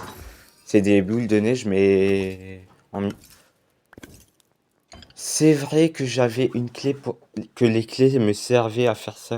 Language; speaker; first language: French; native; French